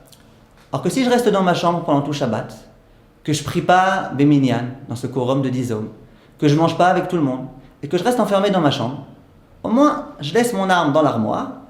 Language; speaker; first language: French; native; French